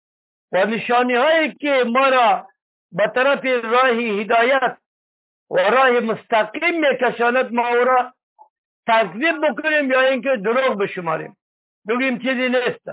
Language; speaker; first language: Persian; native; Persian